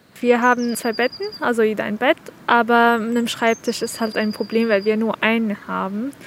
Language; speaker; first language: German; non-native, fluent; Arabic